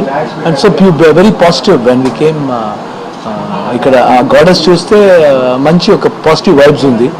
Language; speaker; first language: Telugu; non-native, learner; Kannada